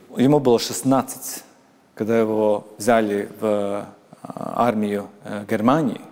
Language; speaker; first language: Russian; non-native, local second language; Latvian